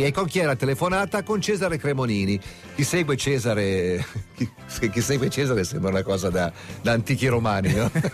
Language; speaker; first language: Italian; native; Italian